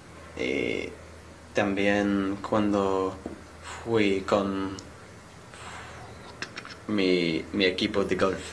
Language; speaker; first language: Spanish; non-native, learner; English